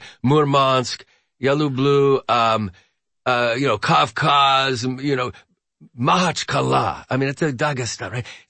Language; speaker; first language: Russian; non-native, learner; English